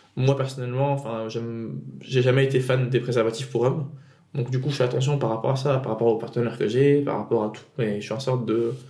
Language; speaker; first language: French; non-native, local second language; Arabic